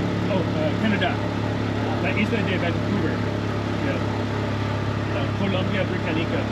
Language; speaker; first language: Spanish; non-native, learner; English